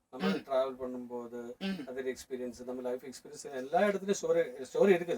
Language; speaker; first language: Tamil; non-native, learner; Malayalam